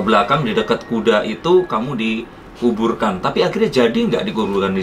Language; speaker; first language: Indonesian; native; Indonesian